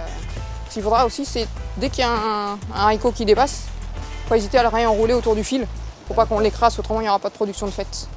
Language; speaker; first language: French; native; French